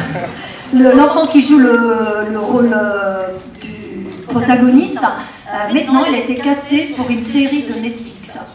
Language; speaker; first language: French; native; French